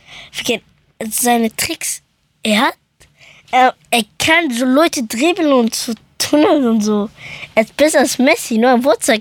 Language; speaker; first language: German; early bilingual, other home language; Persian